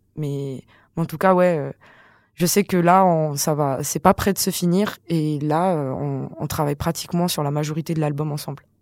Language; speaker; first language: French; non-native, local second language; Malagasy